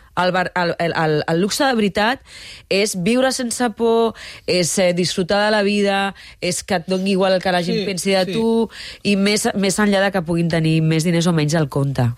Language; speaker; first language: Catalan; non-native, local second language; Spanish